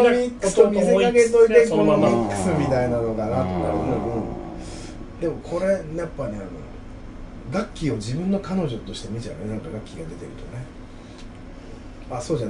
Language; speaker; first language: Japanese; native; Japanese